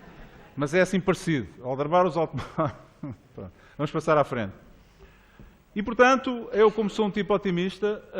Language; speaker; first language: Portuguese; native; Portuguese